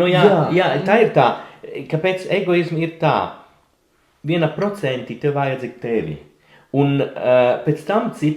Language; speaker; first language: Latvian; non-native, learner; Italian